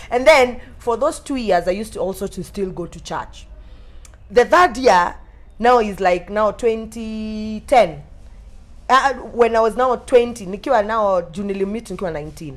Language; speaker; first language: English; non-native, local second language; Swahili